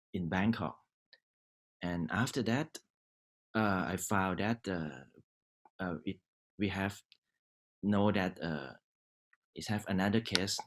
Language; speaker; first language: English; non-native, learner; Thai